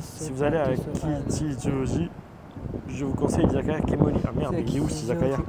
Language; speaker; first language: French; native; French